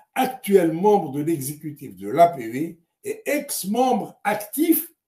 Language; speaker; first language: French; non-native, local second language; Arabic